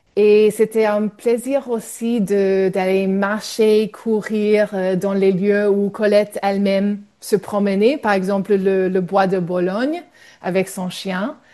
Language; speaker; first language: French; non-native, fluent; English